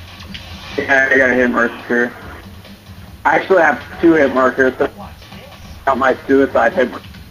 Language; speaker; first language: English; native; English